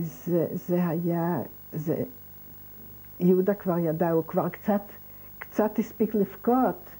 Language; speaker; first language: Hebrew; non-native, fluent; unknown